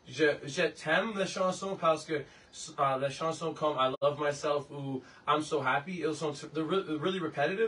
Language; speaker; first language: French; non-native, learner; English